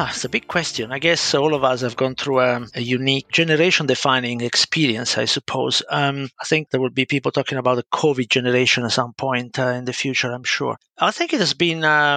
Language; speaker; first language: English; non-native, fluent; Italian